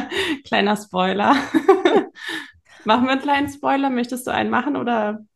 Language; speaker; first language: German; native; German